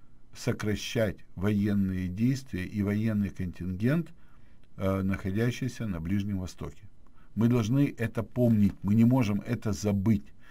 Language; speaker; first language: Russian; native; Russian